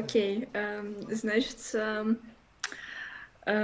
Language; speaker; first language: Belarusian; non-native, local second language; Russian